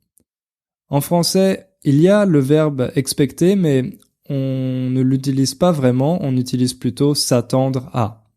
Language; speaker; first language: French; native; French